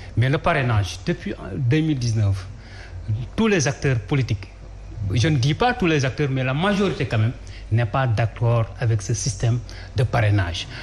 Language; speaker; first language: French; non-native, local second language; Wolof